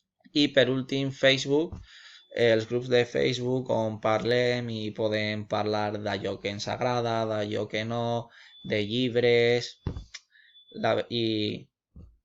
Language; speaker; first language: Catalan; non-native, local second language; Spanish